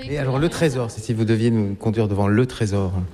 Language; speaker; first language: French; native; French